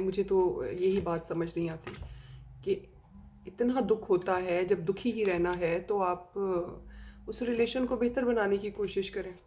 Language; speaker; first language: Hindi; native; Hindi